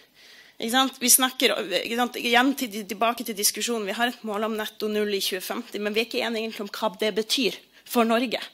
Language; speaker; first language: Norwegian; native; Norwegian